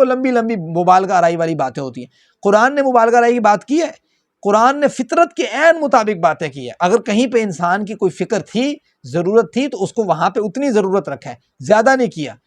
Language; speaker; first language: Urdu; non-native, local second language; Punjabi